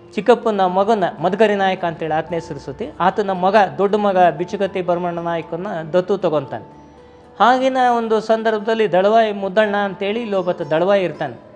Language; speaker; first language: Kannada; native; Kannada